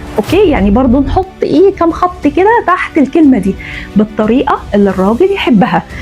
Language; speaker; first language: Egyptian Arabic; early bilingual, heritage; Arabic